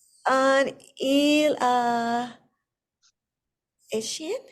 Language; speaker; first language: French; non-native, learner; English